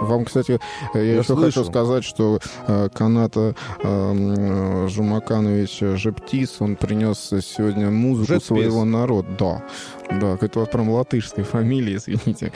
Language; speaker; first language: Russian; native; Russian